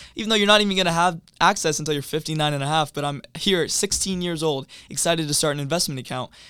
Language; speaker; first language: English; native; English